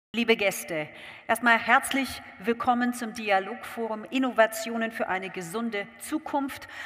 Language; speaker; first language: German; native; German